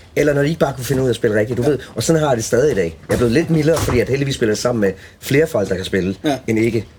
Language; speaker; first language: Danish; early bilingual, other home language; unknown